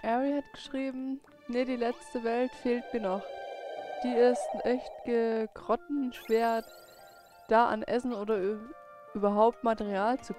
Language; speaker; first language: German; native; German